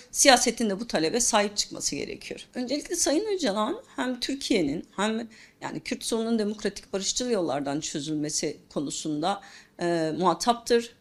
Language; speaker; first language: Turkish; non-native, local second language; Kurdish